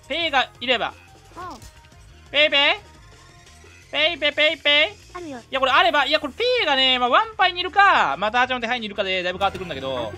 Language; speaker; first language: Japanese; native; Japanese